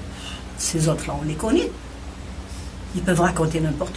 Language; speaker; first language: French; non-native, local second language; Kabyle